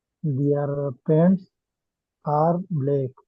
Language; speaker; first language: English; non-native, learner; Urdu